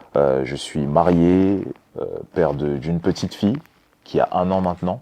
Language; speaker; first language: French; early bilingual, other home language; Lingala